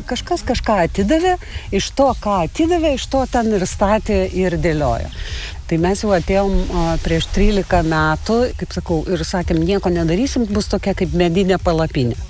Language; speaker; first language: Lithuanian; native; Lithuanian